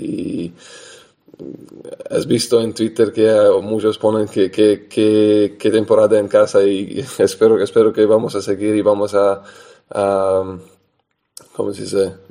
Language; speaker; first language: Spanish; non-native, fluent; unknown